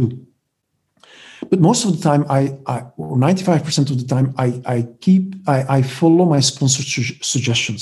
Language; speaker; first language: English; non-native, fluent; Dutch